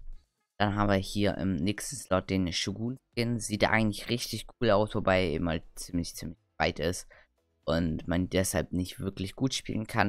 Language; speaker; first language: German; native; German